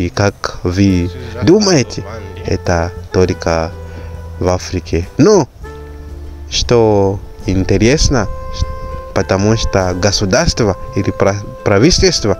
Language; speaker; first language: Russian; non-native, fluent; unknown